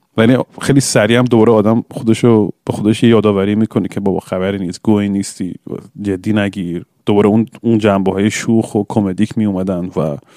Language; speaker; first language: Persian; early bilingual, heritage; English